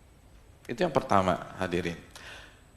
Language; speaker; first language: Indonesian; native; Indonesian